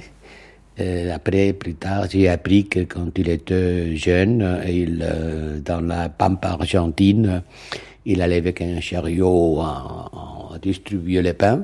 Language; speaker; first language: French; non-native, fluent; Catalan